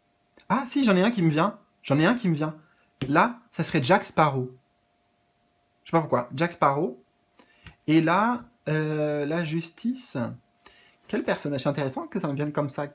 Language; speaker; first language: French; native; French